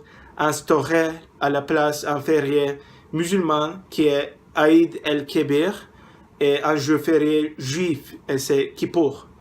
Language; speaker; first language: French; non-native, learner; English